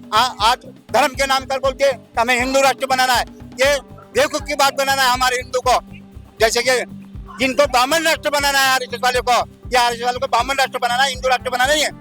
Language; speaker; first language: Hindi; native; Hindi